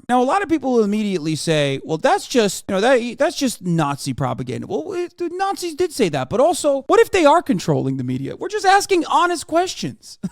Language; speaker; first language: English; native; English